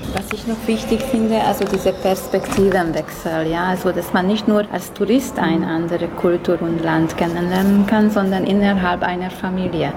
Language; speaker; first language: German; non-native, fluent; Hungarian